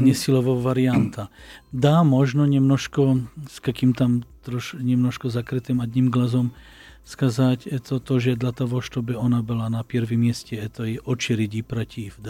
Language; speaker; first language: Russian; non-native, learner; Slovak